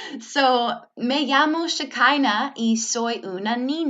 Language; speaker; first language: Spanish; non-native, learner; English